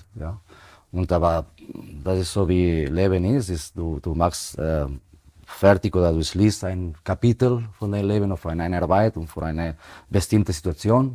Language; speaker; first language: German; non-native, fluent; Spanish